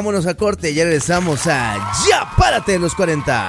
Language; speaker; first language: Spanish; native; Spanish